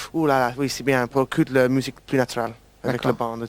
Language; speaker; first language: French; non-native, learner; English